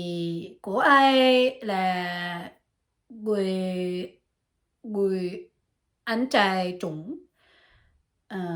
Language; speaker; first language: Vietnamese; non-native, learner; French